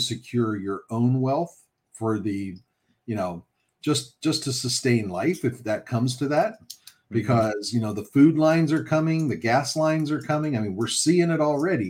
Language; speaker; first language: English; native; English